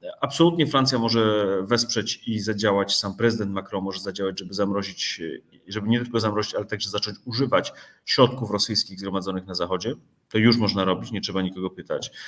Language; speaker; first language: Polish; native; Polish